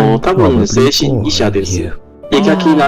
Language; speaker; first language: Japanese; non-native, learner; Chinese